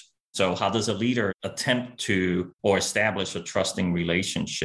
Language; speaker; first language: English; early bilingual, other home language; Spanish